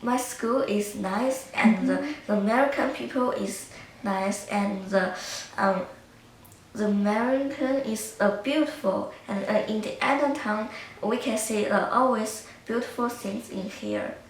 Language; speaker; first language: English; non-native, learner; Chinese